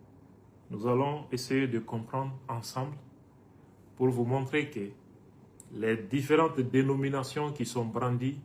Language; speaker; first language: French; non-native, local second language; Bambara